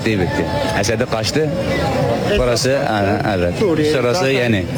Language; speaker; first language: Turkish; non-native, learner; Arabic